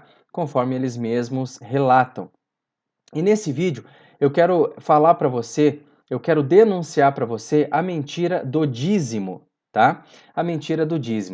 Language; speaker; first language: Portuguese; native; Portuguese